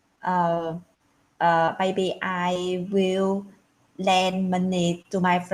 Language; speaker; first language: English; non-native, learner; Vietnamese